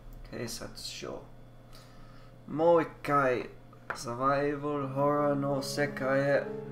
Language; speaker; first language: Japanese; non-native, learner; English